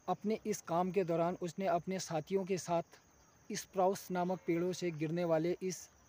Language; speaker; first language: Hindi; native; Hindi